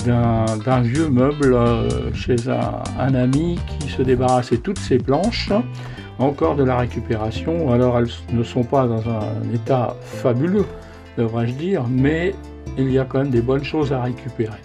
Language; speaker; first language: French; native; French